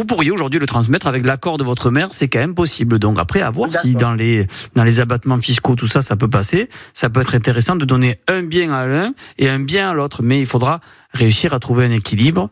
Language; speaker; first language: French; native; French